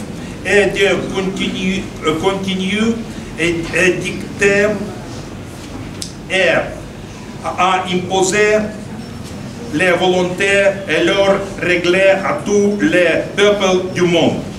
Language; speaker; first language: French; non-native, fluent; Russian